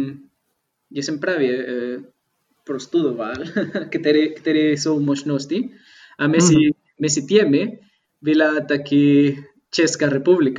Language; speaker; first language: Czech; non-native, fluent; Spanish